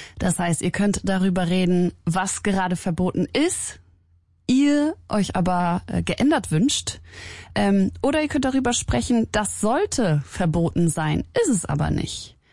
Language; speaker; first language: German; early bilingual, other home language; Arabic